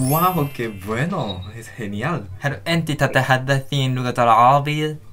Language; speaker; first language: Spanish; non-native, fluent; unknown